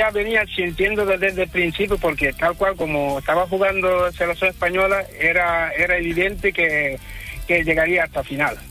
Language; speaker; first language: Spanish; non-native, fluent; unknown